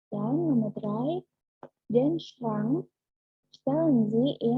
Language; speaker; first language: German; non-native, learner; Indonesian